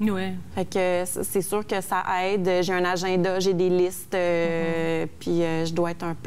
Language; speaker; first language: French; native; French